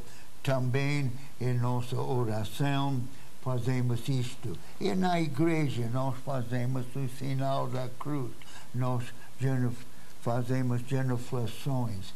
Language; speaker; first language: Portuguese; non-native, fluent; English